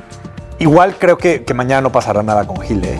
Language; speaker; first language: Spanish; native; Spanish